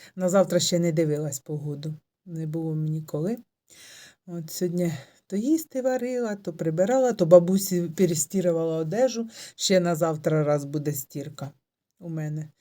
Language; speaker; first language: Ukrainian; native; Ukrainian